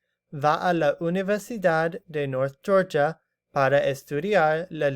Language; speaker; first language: Spanish; non-native, learner; English